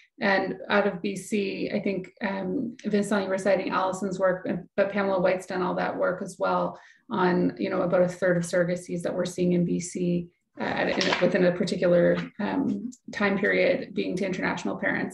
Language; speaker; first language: English; native; English